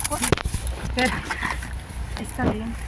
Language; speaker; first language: Spanish; non-native, learner; Filipino